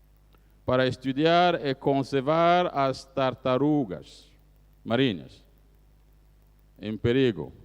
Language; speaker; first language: Portuguese; non-native, fluent; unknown